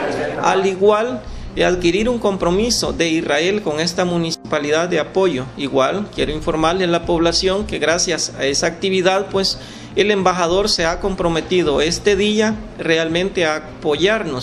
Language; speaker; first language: Spanish; native; Spanish